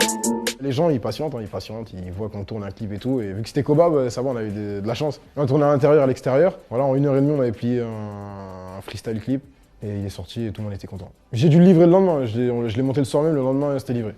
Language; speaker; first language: French; native; French